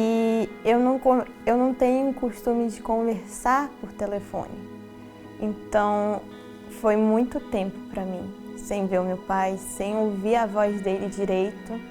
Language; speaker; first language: Portuguese; early bilingual, heritage; Portuguese